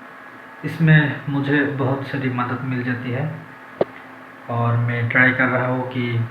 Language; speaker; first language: Hindi; non-native, learner; Bangla